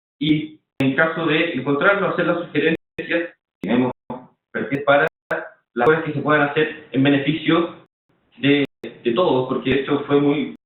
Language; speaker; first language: Spanish; native; Spanish